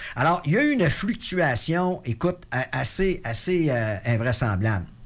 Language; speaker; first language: French; native; French